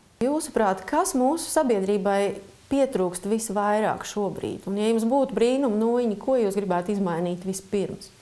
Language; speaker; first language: Latvian; native; Latvian